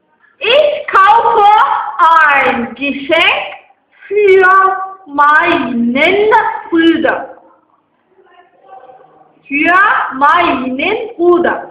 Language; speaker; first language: German; non-native, fluent; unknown